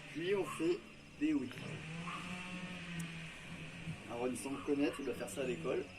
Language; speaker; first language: French; native; French